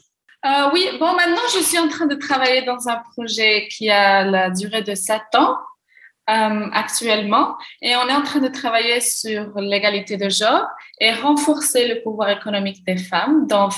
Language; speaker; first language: French; non-native, local second language; Arabic